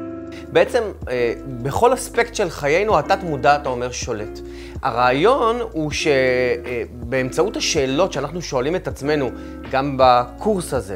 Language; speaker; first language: Hebrew; native; Hebrew